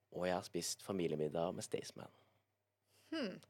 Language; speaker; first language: Norwegian; native; Norwegian